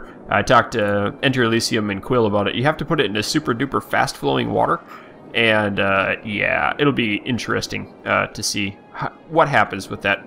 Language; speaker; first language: English; native; English